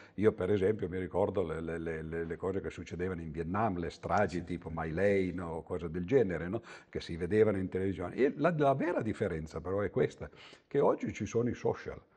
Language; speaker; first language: Italian; native; Italian